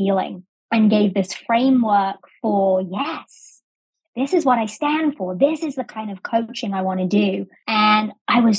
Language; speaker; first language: English; native; English